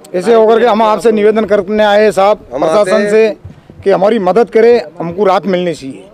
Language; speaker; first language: Hindi; native; Hindi